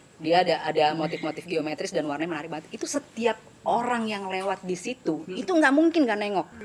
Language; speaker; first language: Indonesian; native; Indonesian